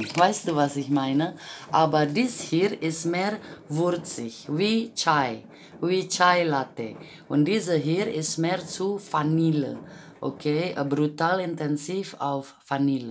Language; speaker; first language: German; non-native, fluent; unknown